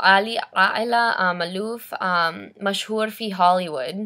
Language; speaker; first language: Arabic; non-native, learner; English